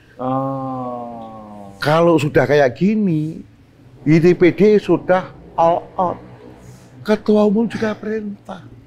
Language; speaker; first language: Indonesian; non-native, local second language; Javanese